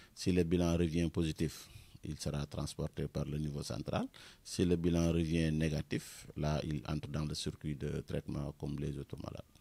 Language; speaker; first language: French; non-native, local second language; Wolof